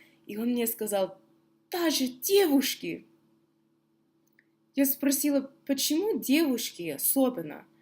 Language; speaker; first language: Russian; non-native, fluent; English